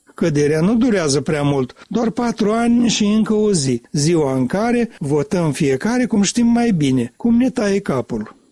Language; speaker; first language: Romanian; native; Romanian